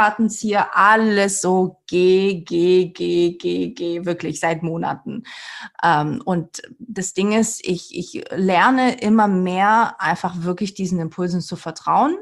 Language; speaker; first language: German; early bilingual, other home language; Portuguese